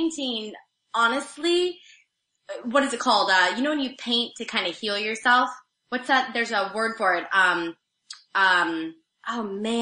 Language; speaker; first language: English; native; English